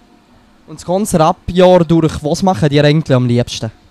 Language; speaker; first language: German; native; German